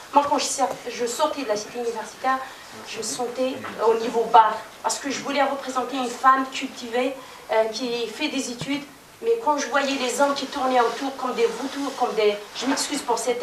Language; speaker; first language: French; non-native, local second language; Kabyle